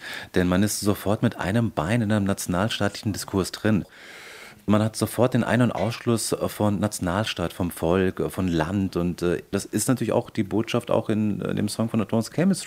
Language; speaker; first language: German; native; German